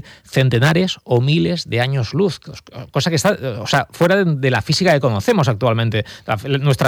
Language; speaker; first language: Spanish; native; Spanish